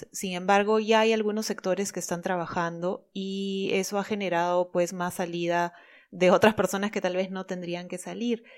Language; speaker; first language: Spanish; native; Spanish